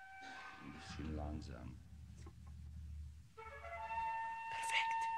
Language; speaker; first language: German; non-native, fluent; English